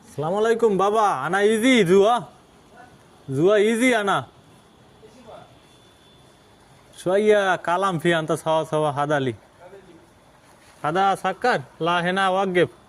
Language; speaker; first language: Arabic; non-native, learner; Bangla